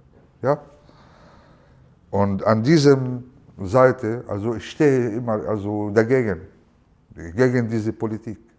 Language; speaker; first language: German; non-native, learner; Arabic